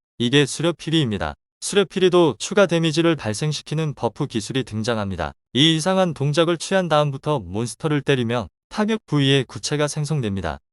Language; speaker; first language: Korean; native; Korean